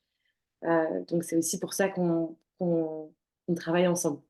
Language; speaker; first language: French; native; French